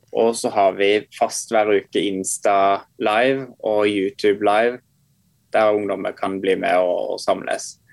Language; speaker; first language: Norwegian; native; Norwegian